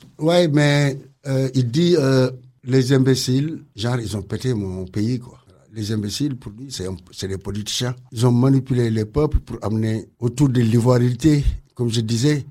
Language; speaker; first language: French; non-native, local second language; Wolof